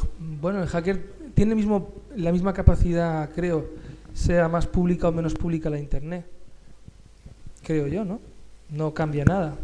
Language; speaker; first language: Spanish; native; Spanish